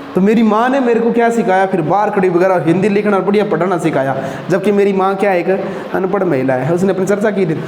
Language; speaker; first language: Hindi; non-native, local second language; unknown